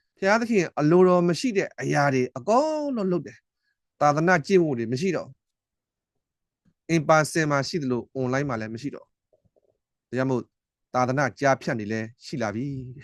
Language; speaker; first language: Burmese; non-native, local second language; S'gaw Karen